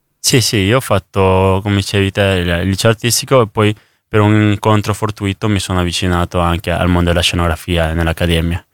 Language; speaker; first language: Italian; early bilingual, other home language; Spanish